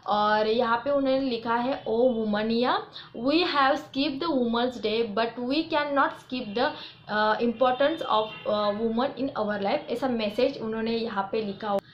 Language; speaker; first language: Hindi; non-native, local second language; Marathi